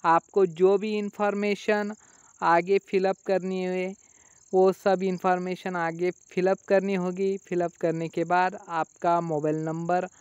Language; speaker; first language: Hindi; non-native, local second language; Marathi